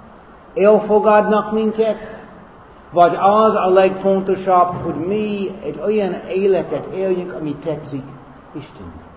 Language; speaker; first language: Hungarian; non-native, fluent; English